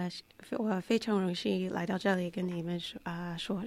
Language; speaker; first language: Chinese; non-native, fluent; English